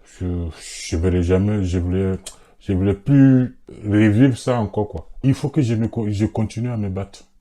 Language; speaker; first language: French; non-native, local second language; Bambara